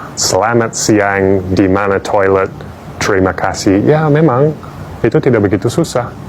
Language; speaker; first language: Indonesian; non-native, fluent; English